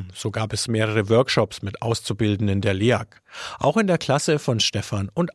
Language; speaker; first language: German; native; German